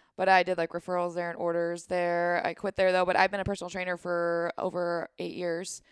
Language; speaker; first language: English; native; English